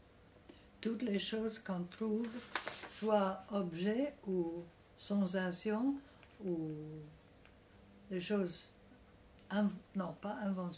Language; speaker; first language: French; non-native, fluent; English